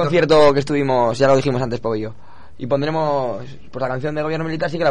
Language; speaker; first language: Spanish; native; Spanish